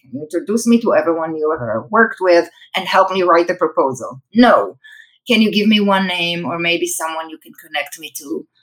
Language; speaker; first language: English; non-native, fluent; Hebrew